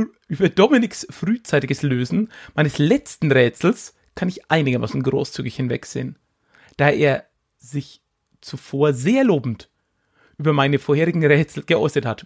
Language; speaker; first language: German; native; German